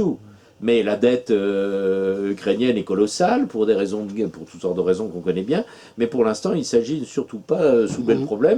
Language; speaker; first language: French; native; French